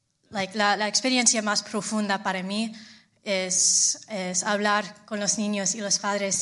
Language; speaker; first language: Spanish; non-native, fluent; English